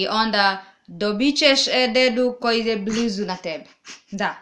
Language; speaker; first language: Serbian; non-native, learner; English